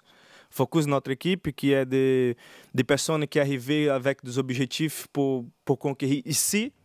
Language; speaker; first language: French; non-native, learner; Portuguese